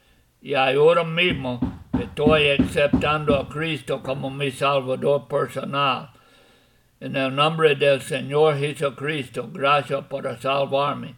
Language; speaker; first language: Spanish; non-native, fluent; English